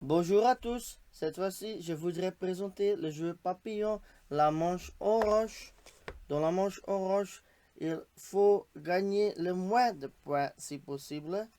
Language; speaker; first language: French; non-native, local second language; Dutch